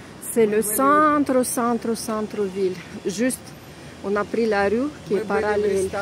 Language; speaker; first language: French; non-native, fluent; Russian